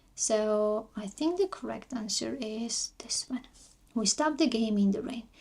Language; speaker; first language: English; non-native, fluent; Armenian